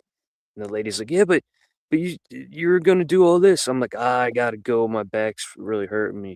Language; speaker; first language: English; native; English